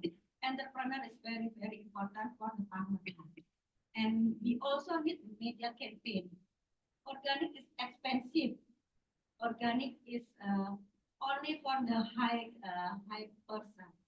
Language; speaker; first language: English; non-native, learner; Indonesian